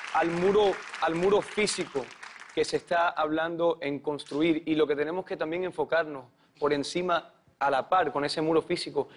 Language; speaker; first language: Spanish; early bilingual, heritage; Spanish